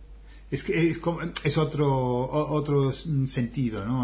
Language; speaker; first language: Spanish; non-native, fluent; English